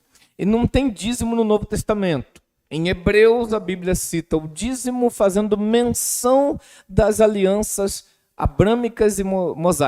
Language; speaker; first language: Portuguese; native; Portuguese